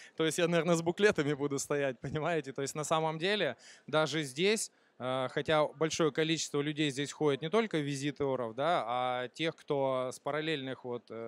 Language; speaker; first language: Russian; native; Russian